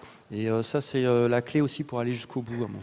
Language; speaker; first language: French; native; French